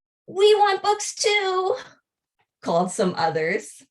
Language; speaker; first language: English; native; English